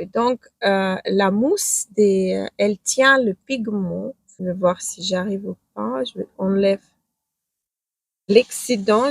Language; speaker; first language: French; non-native, fluent; Ukrainian